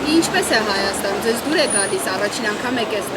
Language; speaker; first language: Armenian; native; Armenian